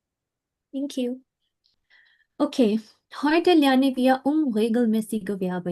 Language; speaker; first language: German; non-native, fluent; Hindi